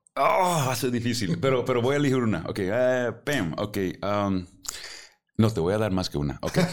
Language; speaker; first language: Spanish; early bilingual, heritage; Spanish